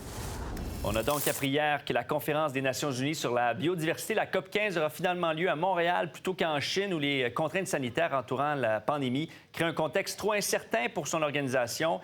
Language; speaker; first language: French; native; French